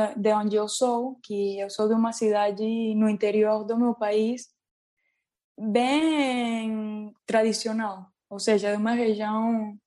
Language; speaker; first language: Portuguese; non-native, learner; Spanish